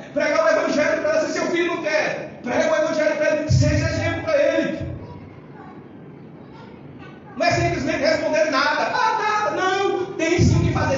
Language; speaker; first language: Portuguese; native; Portuguese